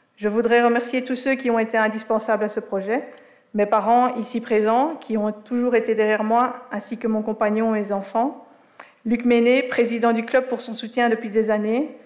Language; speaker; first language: French; native; French